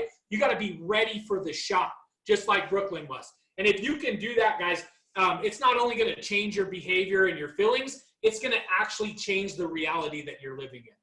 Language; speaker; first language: English; native; English